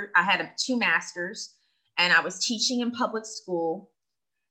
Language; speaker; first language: English; native; English